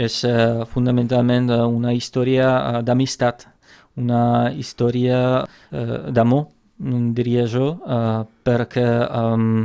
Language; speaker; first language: Catalan; non-native, fluent; Czech